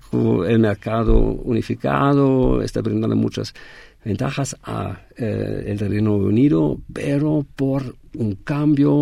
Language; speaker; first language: Spanish; non-native, fluent; German